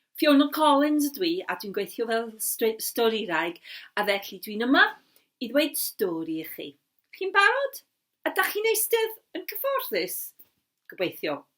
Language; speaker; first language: Welsh; non-native, local second language; English